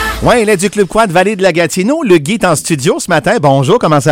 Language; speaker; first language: French; native; French